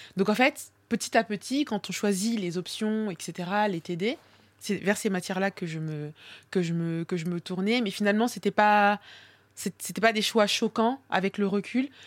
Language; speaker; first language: French; early bilingual, other home language; Swahili